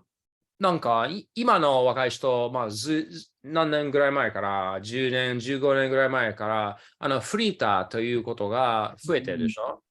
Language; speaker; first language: Japanese; early bilingual, other home language; English